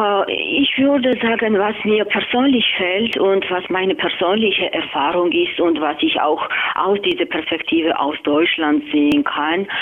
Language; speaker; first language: German; non-native, fluent; Georgian